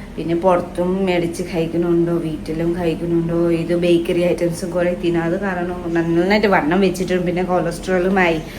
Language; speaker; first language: Malayalam; non-native, learner; Nepali